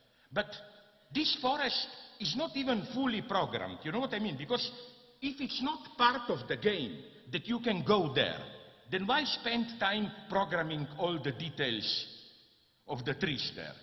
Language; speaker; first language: English; non-native, fluent; Slovenian